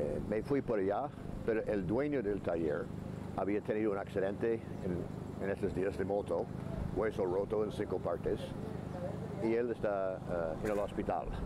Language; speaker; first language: Spanish; non-native, fluent; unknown